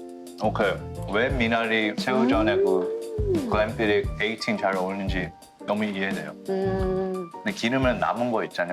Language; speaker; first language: Korean; early bilingual, heritage; English